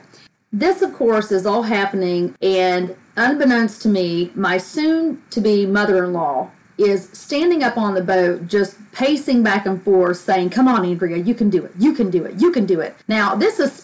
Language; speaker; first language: English; native; English